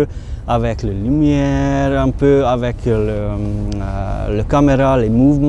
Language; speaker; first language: French; non-native, learner; Hungarian